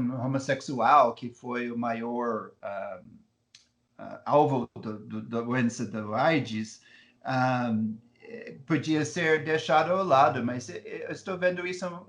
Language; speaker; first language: Portuguese; non-native, fluent; English